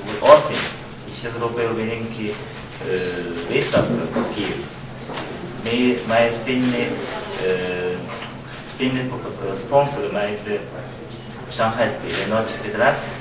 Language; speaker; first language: Ukrainian; non-native, learner; Chinese